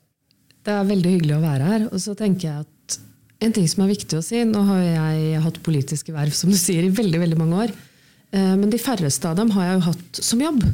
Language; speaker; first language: Norwegian; native; Norwegian